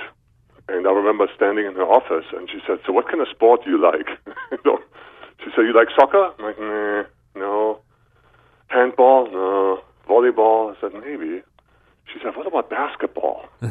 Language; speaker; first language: English; non-native, fluent; German